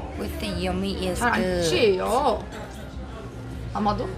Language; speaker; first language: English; non-native, learner; Korean